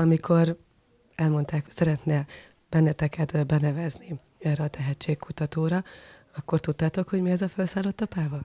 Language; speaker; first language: Hungarian; native; Hungarian